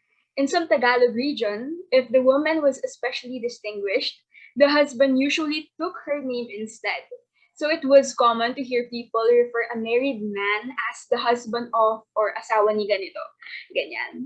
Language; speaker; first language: English; non-native, local second language; Filipino